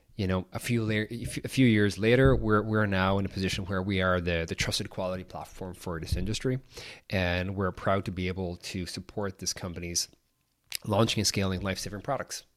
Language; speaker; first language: English; native; English